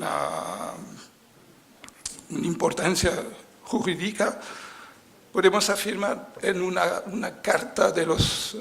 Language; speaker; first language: Spanish; non-native, fluent; French